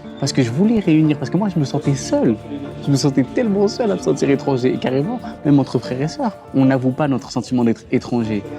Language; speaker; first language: French; native; French